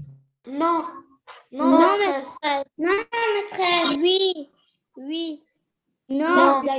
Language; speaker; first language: French; non-native, learner; Arabic